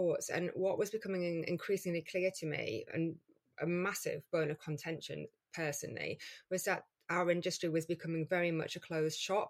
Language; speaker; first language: English; native; English